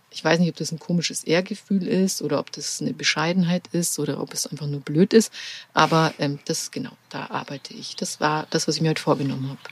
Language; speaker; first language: German; native; German